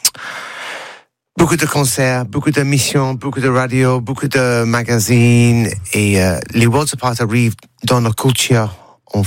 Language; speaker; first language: French; non-native, learner; English